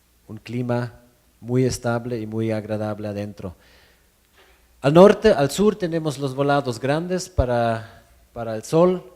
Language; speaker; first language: Spanish; non-native, fluent; German